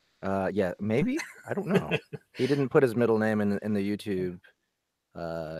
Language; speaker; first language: English; native; English